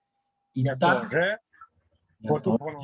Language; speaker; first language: French; non-native, fluent; Russian